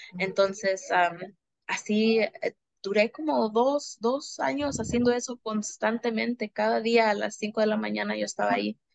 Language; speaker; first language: Spanish; early bilingual, heritage; Spanish